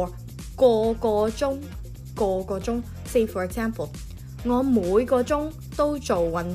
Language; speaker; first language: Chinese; early bilingual, heritage; Cantonese